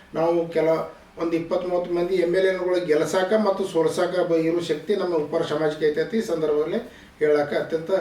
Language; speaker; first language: Kannada; native; Kannada